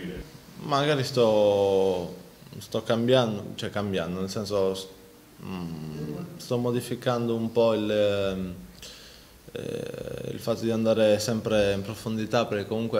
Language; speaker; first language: Italian; native; Italian